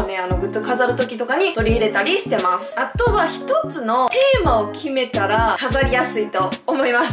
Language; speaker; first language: Japanese; native; Japanese